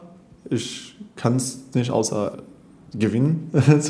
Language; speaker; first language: German; non-native, fluent; Persian